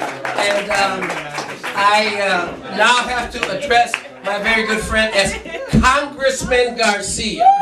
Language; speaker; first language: English; non-native, fluent; Spanish